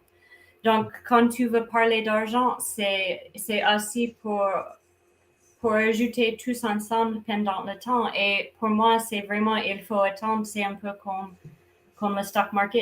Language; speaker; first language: French; non-native, fluent; English